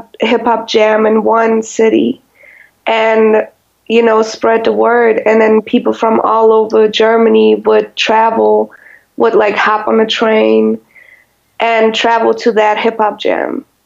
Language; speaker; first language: English; non-native, fluent; German